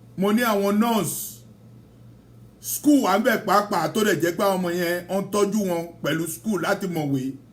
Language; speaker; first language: Yoruba; non-native, local second language; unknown